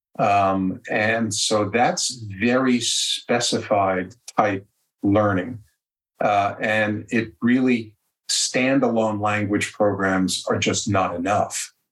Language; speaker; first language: English; native; English